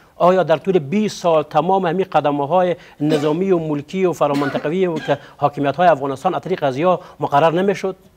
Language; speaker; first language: Persian; non-native, local second language; Pashto